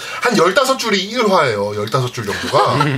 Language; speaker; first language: Korean; native; Korean